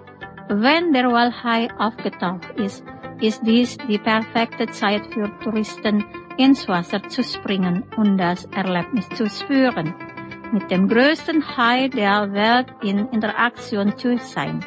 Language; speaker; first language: German; non-native, fluent; Indonesian